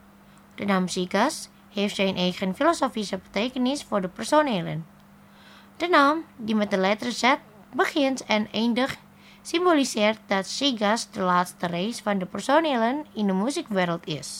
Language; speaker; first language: Dutch; non-native, fluent; Indonesian